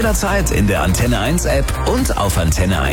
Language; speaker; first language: German; native; German